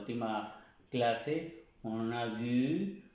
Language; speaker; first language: French; non-native, fluent; Spanish